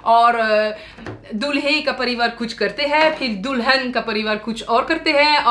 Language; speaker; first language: Hindi; non-native, learner; Riffian